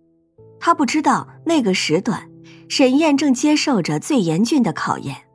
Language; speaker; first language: Chinese; native; Chinese